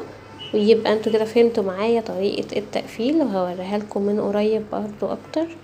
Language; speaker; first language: Arabic; native; Arabic